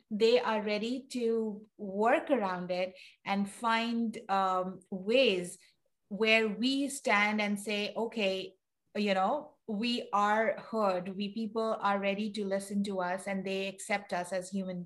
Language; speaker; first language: English; non-native, local second language; Urdu